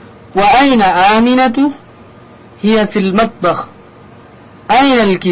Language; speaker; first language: Arabic; non-native, learner; Indonesian